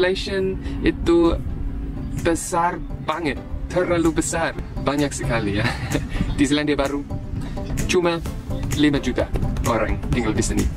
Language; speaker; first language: Indonesian; non-native, learner; English